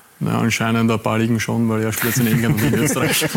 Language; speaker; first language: German; native; German